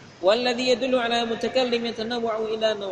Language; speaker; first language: Arabic; non-native, fluent; Indonesian